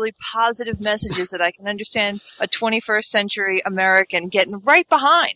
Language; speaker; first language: English; native; English